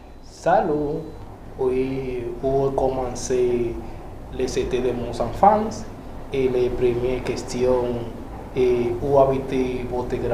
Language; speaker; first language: French; non-native, learner; Spanish